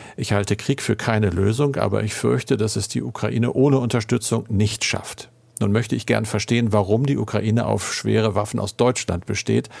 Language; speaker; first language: German; native; German